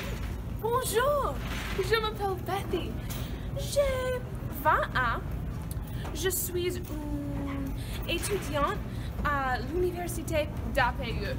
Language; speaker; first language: French; non-native, learner; English